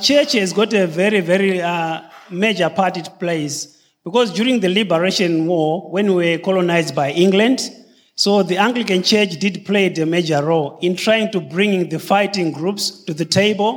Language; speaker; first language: English; non-native, local second language; Shona